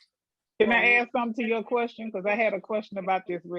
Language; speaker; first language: English; native; English